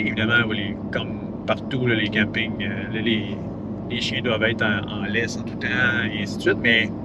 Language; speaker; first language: French; native; French